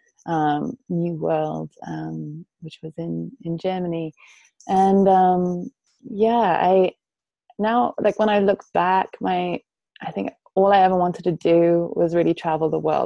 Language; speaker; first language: English; native; English